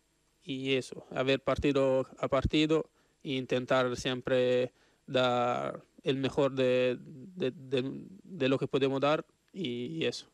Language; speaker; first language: Spanish; non-native, fluent; Italian